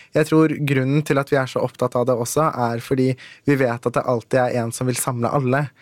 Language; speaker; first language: Norwegian; early bilingual, other home language; Persian